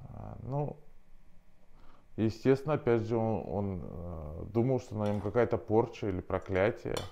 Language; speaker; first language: Russian; native; Russian